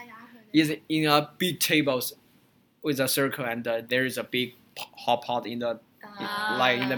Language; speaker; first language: English; non-native, learner; Chinese